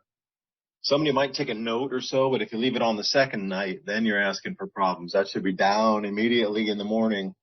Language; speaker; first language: English; native; English